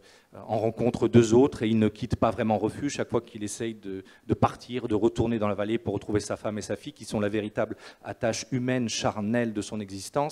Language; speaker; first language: French; native; French